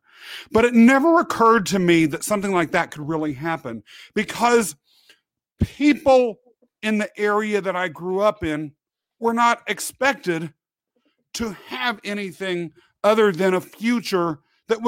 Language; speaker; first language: English; native; English